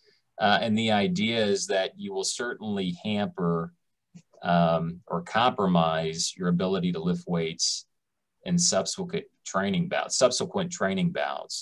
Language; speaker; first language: English; native; English